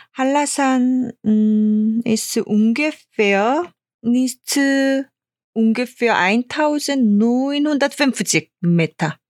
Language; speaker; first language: German; non-native, fluent; Korean